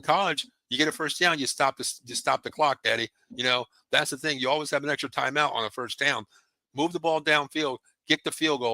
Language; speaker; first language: English; native; English